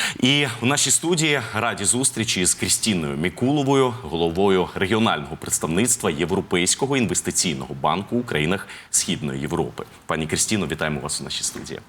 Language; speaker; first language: Ukrainian; native; Ukrainian